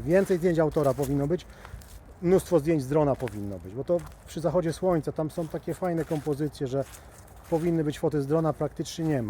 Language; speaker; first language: Polish; native; Polish